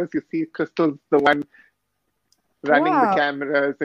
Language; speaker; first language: English; native; English